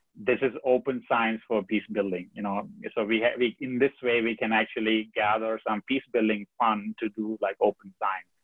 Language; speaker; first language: English; non-native, local second language; Tamil